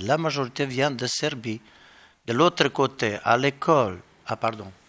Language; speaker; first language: French; non-native, learner; Bosnian